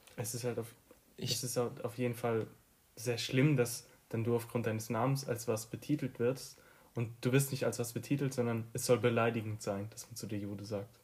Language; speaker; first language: German; early bilingual, other home language; Albanian